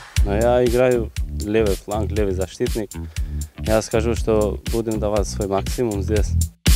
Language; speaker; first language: Russian; non-native, fluent; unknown